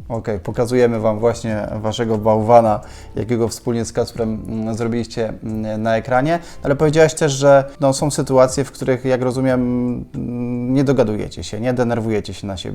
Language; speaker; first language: Polish; native; Polish